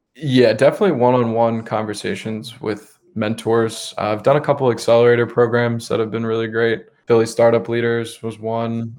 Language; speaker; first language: English; native; English